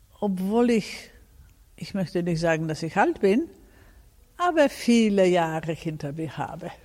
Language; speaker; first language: German; non-native, fluent; Serbian